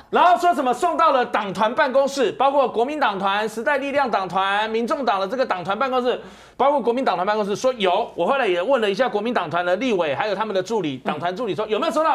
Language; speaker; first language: Chinese; native; Chinese